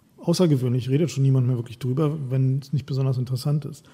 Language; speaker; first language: German; native; German